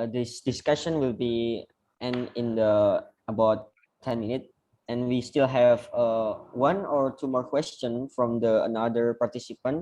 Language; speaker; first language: English; non-native, learner; Indonesian